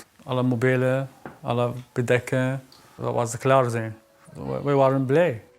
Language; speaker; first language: Dutch; non-native, learner; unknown